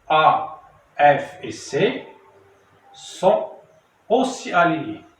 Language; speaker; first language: French; non-native, local second language; Arabic